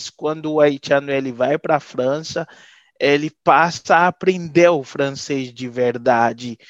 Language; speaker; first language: Portuguese; non-native, fluent; Haitian Creole